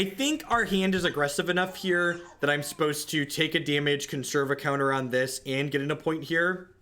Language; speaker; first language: English; native; English